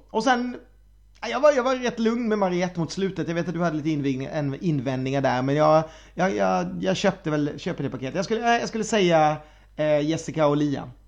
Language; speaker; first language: Swedish; native; Swedish